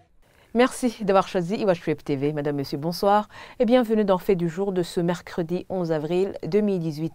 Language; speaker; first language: French; non-native, local second language; Rundi